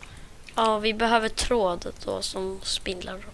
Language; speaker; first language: Swedish; native; Swedish